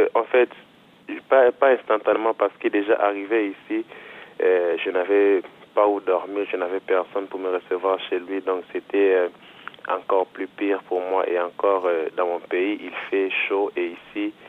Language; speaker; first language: French; non-native, local second language; Lingala